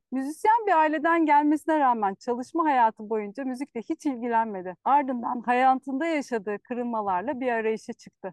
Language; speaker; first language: Turkish; native; Turkish